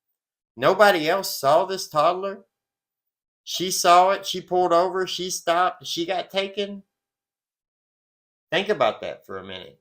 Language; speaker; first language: English; native; English